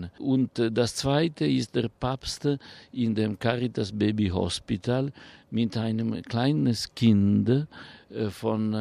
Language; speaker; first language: German; non-native, fluent; Italian